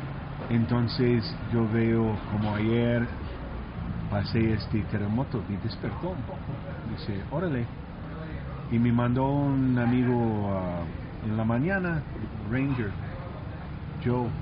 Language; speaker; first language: Spanish; early bilingual, heritage; Spanish